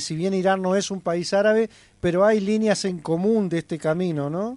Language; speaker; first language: Spanish; native; Spanish